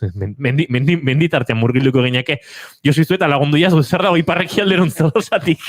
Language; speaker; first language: Basque; native; Basque